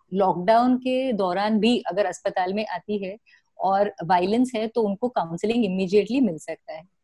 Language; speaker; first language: Hindi; non-native, local second language; Marathi